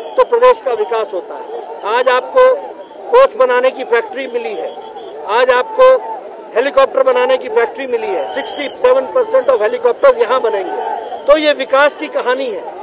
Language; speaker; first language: Hindi; native; Hindi